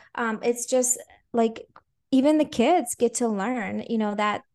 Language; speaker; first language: English; non-native, fluent; Russian